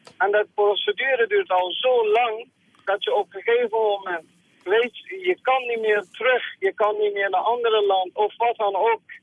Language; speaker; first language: Dutch; non-native, fluent; Persian